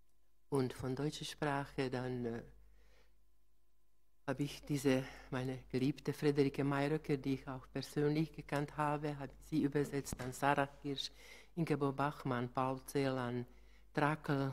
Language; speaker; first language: German; non-native, fluent; Slovak